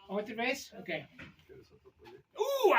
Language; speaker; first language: Spanish; non-native, learner; English